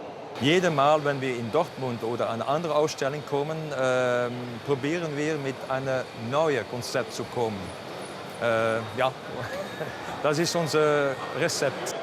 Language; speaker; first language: German; non-native, learner; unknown